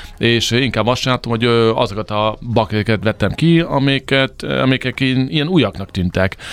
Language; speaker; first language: Hungarian; early bilingual, heritage; English